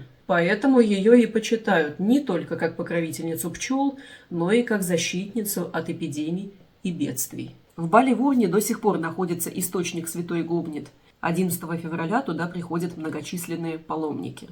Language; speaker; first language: Russian; native; Russian